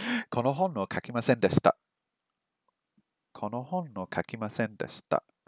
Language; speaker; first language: Japanese; non-native, learner; English